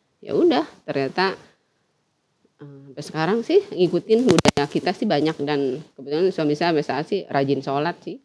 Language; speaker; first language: Indonesian; non-native, local second language; Sundanese